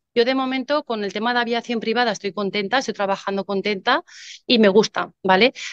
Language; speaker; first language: Spanish; native; Spanish